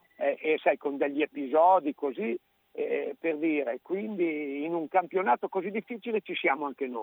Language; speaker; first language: Italian; native; Italian